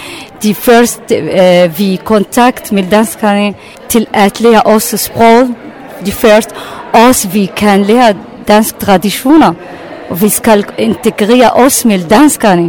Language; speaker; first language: Danish; non-native, learner; Arabic